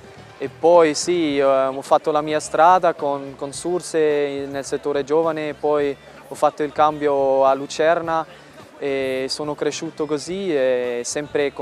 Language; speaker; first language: Italian; non-native, fluent; German